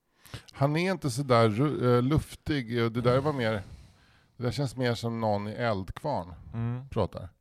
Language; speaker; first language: Swedish; native; Swedish